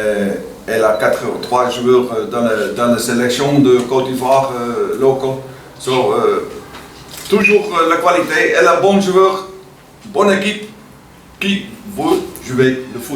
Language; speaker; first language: French; non-native, learner; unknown